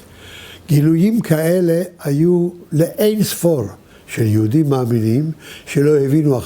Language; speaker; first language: Hebrew; early bilingual, other home language; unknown